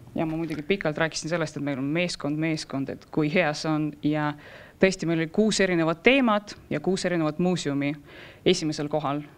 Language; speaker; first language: Estonian; non-native, local second language; Russian